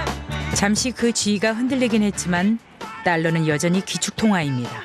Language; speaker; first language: Korean; native; Korean